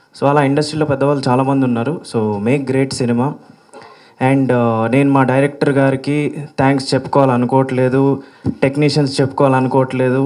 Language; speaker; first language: Telugu; native; Telugu